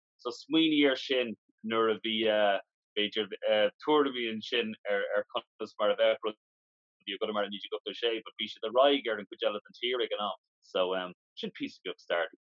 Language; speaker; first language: Irish; non-native, local second language; English